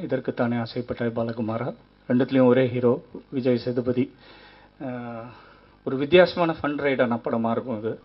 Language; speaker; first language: Tamil; native; Tamil